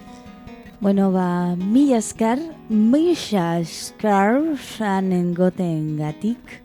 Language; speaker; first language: Basque; non-native, local second language; Spanish